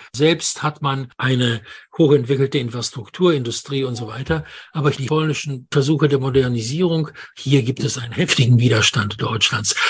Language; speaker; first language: German; non-native, fluent; Polish